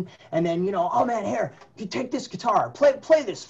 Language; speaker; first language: English; native; English